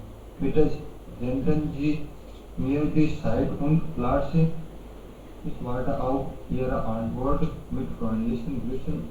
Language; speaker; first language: German; non-native, learner; Hindi